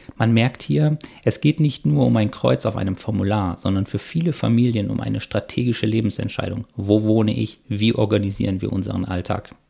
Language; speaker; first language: German; native; German